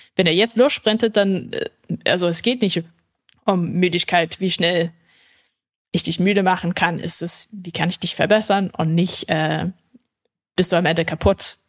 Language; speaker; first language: German; early bilingual, heritage; English